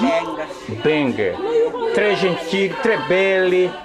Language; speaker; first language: French; non-native, learner; Portuguese